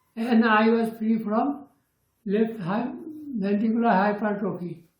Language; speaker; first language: English; non-native, local second language; Assamese